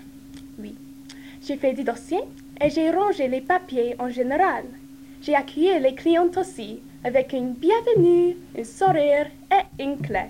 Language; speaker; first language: French; non-native, learner; English